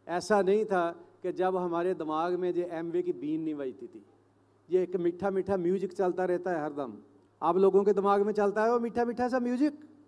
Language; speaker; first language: Hindi; native; Hindi